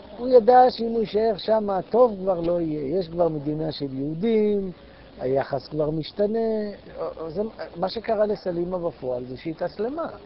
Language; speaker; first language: Hebrew; native; Hebrew